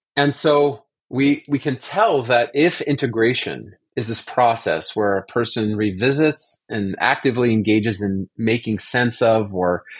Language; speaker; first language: English; native; English